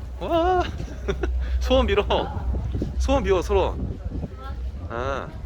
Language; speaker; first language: Korean; native; Korean